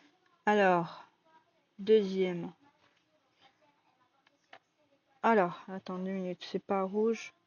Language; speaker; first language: French; native; French